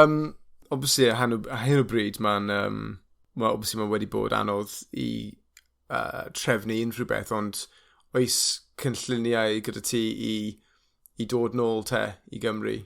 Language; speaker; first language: Welsh; non-native, fluent; English